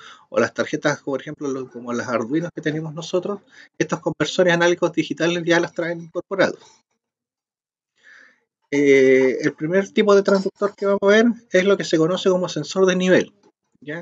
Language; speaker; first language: Spanish; native; Spanish